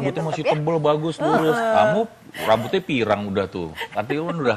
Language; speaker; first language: Indonesian; native; Indonesian